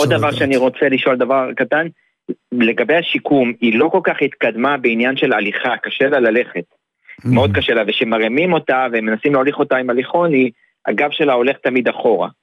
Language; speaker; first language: Hebrew; native; Hebrew